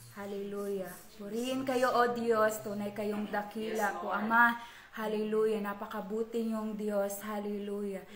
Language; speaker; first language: Filipino; non-native, local second language; Cebuano